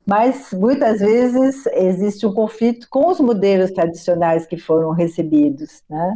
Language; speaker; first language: Portuguese; non-native, fluent; French